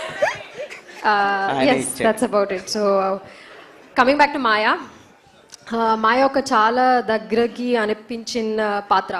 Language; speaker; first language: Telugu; non-native, learner; Malayalam